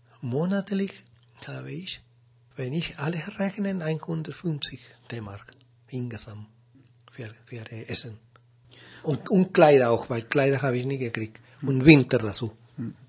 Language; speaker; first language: German; non-native, learner; Spanish